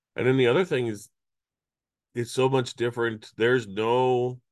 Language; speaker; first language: English; native; English